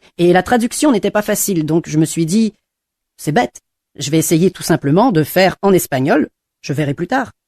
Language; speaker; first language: French; non-native, fluent; English